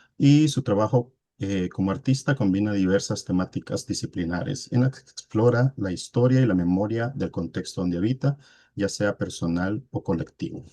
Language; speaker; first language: Spanish; native; Spanish